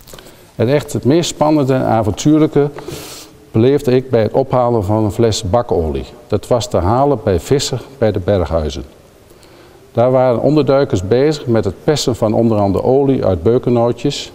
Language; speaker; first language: Dutch; native; Dutch